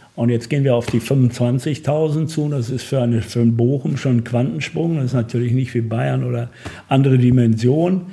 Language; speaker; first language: German; native; German